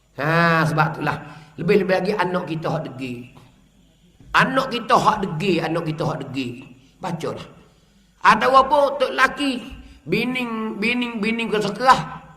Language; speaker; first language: Malay; native; Malay